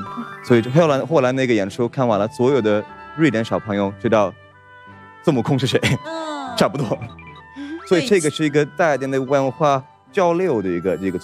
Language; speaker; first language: Chinese; non-native, fluent; Swedish